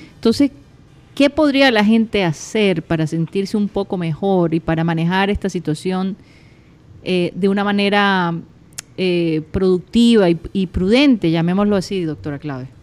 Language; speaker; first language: Spanish; native; Spanish